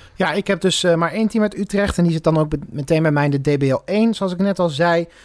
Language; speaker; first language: Dutch; native; Dutch